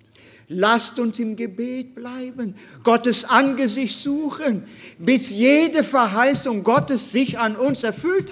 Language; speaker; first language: German; non-native, fluent; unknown